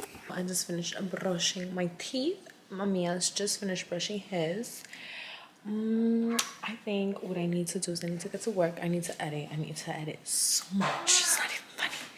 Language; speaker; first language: English; early bilingual, other home language; Spanish